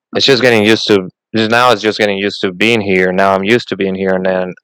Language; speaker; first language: English; non-native, fluent; Spanish